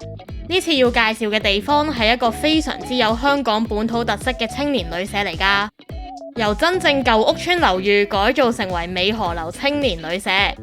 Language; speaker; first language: Cantonese; native; Cantonese